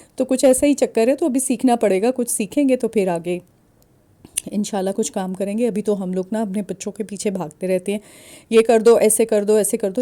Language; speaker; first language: Urdu; non-native, local second language; Punjabi